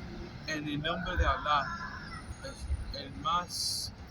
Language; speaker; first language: Spanish; non-native, fluent; English